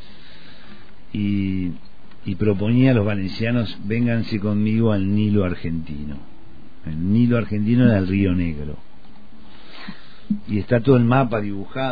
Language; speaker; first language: Spanish; native; Spanish